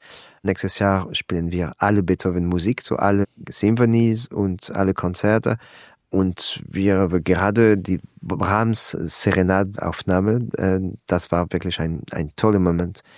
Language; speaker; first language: German; non-native, learner; French